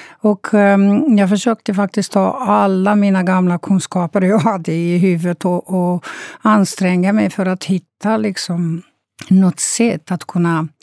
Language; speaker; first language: Swedish; non-native, fluent; Romanian